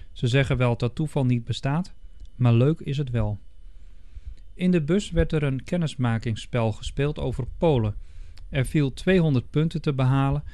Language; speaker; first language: Dutch; native; Dutch